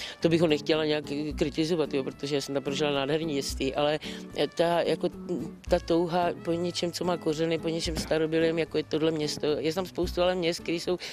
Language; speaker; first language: Czech; native; Czech